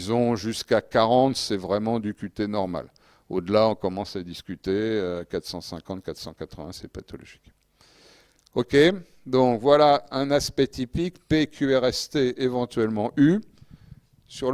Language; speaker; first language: French; native; French